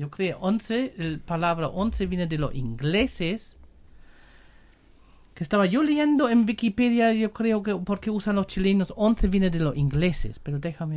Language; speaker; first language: Spanish; non-native, learner; German